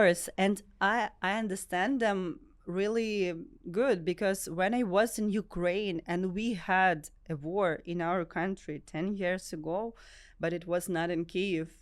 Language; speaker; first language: English; non-native, learner; Ukrainian